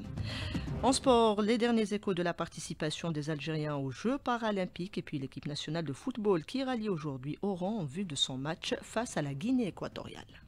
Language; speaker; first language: French; non-native, local second language; Arabic